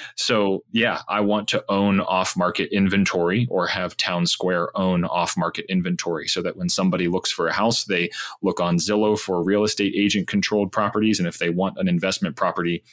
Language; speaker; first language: English; native; English